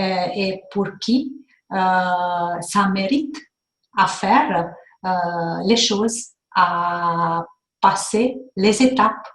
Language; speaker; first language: French; non-native, fluent; Hungarian